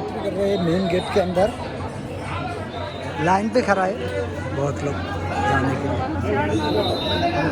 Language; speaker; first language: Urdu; non-native, local second language; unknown